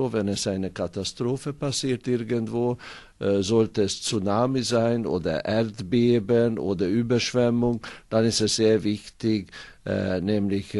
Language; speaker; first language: German; non-native, fluent; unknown